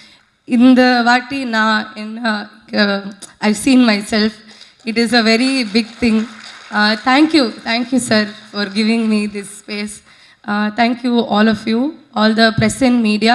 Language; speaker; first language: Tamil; non-native, learner; Kannada